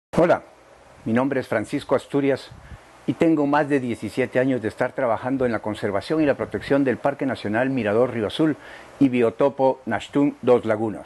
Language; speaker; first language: Spanish; native; Spanish